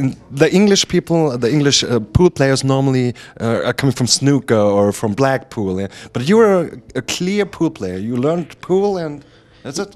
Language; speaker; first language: English; non-native, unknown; German